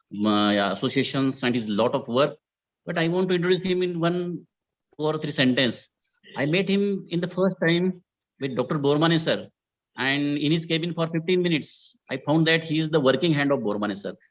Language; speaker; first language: English; non-native, local second language; Marathi